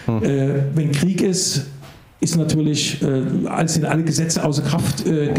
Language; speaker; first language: German; native; German